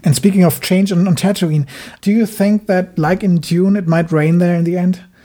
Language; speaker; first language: English; non-native, fluent; German